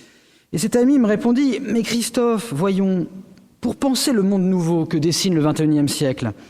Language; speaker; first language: French; native; French